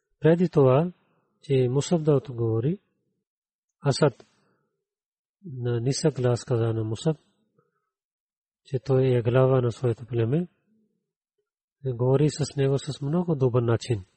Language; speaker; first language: Bulgarian; non-native, learner; Urdu